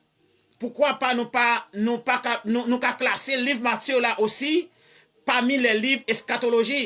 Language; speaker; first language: French; non-native, learner; Haitian Creole